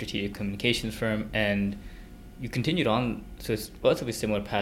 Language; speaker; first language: English; non-native, local second language; Korean